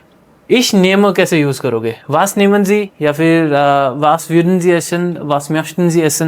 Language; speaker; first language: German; non-native, fluent; Hindi